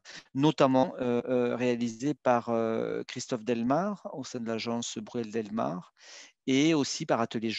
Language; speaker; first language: French; native; French